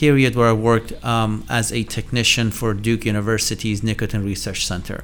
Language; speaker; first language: English; non-native, fluent; Persian